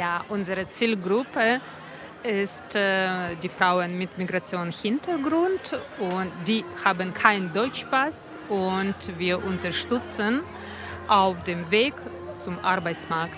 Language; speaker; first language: German; non-native, learner; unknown